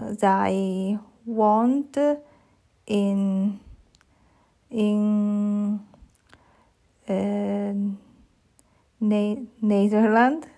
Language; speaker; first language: Dutch; non-native, learner; German